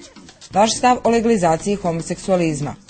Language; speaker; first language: Serbian; native; Serbian